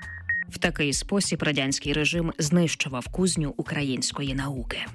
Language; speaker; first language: Ukrainian; native; Ukrainian